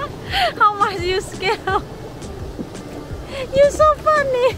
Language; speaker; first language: English; non-native, learner; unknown